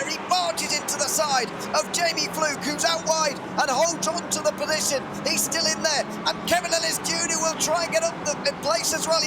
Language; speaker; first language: English; native; English